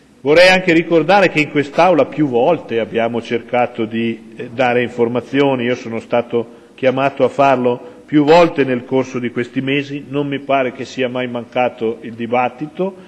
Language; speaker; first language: Italian; native; Italian